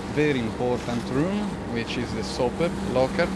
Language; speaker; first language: English; non-native, fluent; Spanish